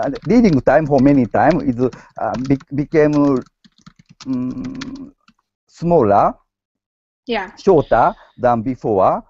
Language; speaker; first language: English; non-native, learner; Japanese